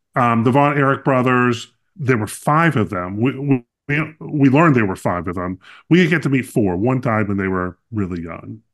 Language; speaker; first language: English; native; English